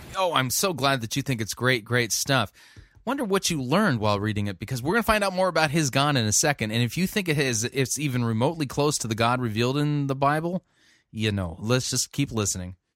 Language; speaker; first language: English; native; English